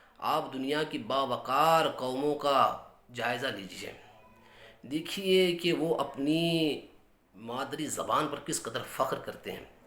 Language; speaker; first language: Urdu; native; Urdu